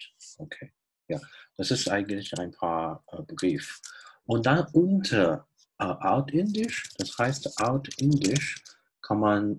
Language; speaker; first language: German; non-native, fluent; Chinese